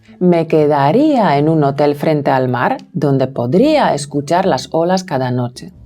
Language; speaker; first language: Spanish; non-native, fluent; Polish